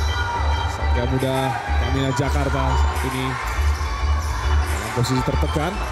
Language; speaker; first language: Indonesian; native; Indonesian